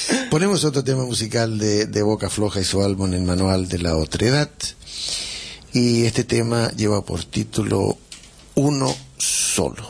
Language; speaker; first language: Spanish; native; Spanish